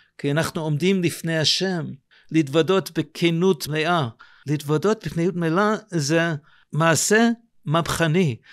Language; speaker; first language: Hebrew; non-native, fluent; English